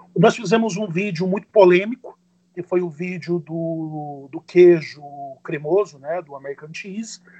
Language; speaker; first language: Portuguese; native; Portuguese